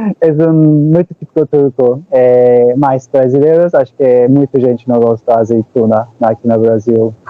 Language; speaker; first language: Portuguese; non-native, learner; Turkish